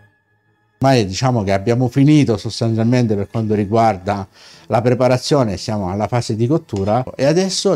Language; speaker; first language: Italian; native; Italian